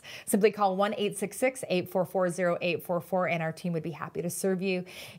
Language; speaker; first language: English; native; English